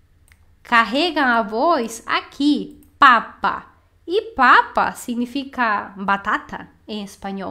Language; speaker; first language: Portuguese; non-native, fluent; Spanish